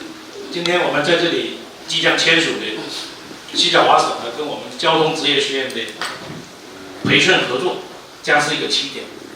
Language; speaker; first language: Chinese; native; Chinese